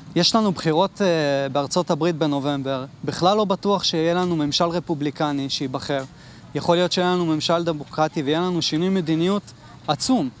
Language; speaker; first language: Hebrew; native; Hebrew